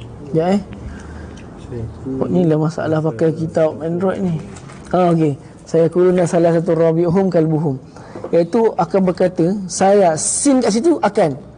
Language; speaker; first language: Malay; native; Malay